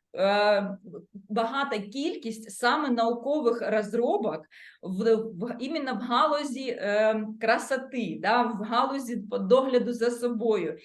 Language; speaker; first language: Ukrainian; non-native, local second language; Russian